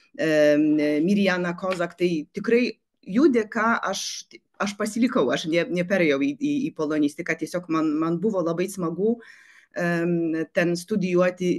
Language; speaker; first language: Lithuanian; non-native, fluent; Polish